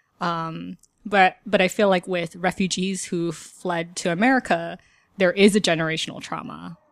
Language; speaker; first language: English; native; English